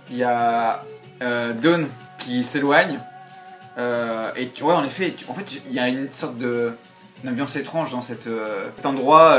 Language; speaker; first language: French; native; French